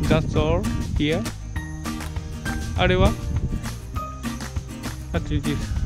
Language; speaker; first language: English; non-native, learner; Japanese